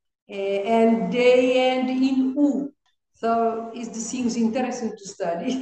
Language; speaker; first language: English; non-native, learner; Kabuverdianu